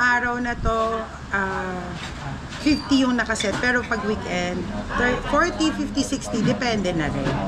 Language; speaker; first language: Filipino; native; Filipino